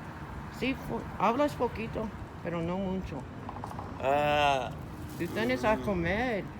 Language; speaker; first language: Spanish; non-native, learner; English